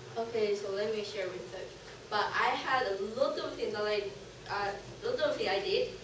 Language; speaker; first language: English; non-native, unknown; Japanese